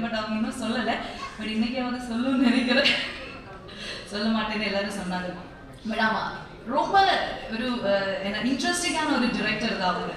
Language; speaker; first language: Tamil; non-native, local second language; Malayalam